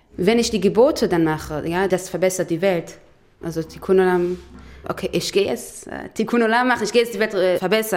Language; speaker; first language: German; non-native, learner; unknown